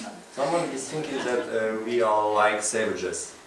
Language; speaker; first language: English; non-native, learner; Russian